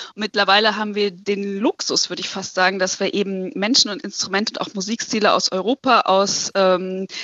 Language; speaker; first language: German; non-native, fluent; Malay